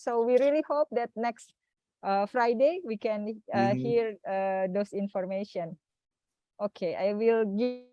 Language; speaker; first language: English; non-native, fluent; Indonesian